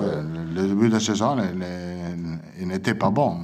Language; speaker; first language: French; non-native, learner; Italian